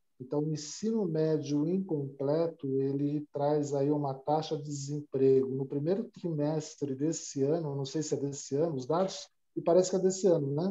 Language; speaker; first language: Portuguese; native; Portuguese